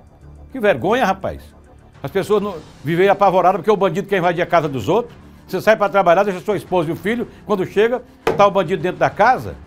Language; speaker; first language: Portuguese; native; Portuguese